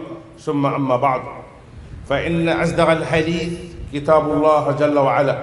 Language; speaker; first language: Arabic; non-native, fluent; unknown